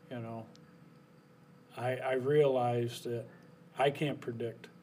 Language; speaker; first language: English; native; English